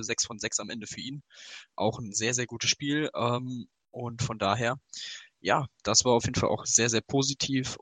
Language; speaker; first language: German; native; German